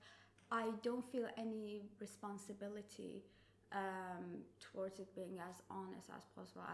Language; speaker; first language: English; non-native, fluent; Persian